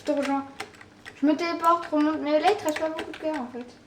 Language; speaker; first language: French; native; French